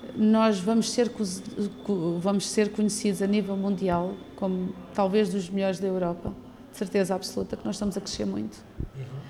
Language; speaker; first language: Portuguese; native; Portuguese